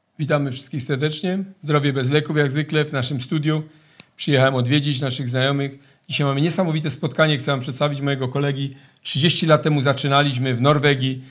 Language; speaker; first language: Polish; native; Polish